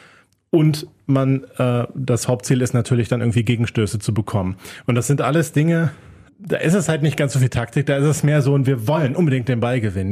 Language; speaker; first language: German; native; German